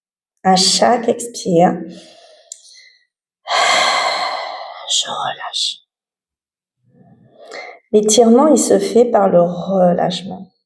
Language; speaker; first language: French; native; French